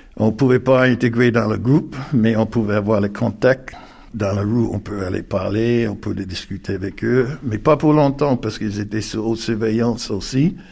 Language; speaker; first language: French; non-native, fluent; English